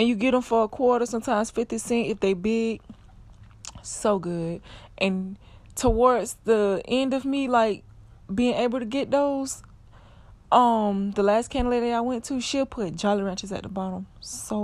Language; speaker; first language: English; native; English